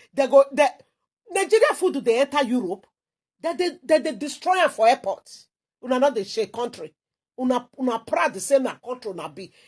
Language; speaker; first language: Nigerian Pidgin; non-native, local second language; Igbo